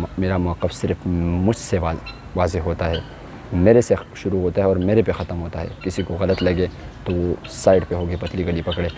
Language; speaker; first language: Urdu; non-native, local second language; Pashto